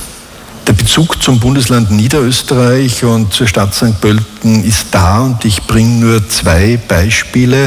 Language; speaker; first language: German; native; German